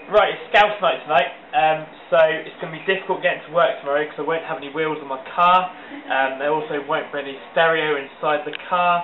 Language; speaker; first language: English; native; English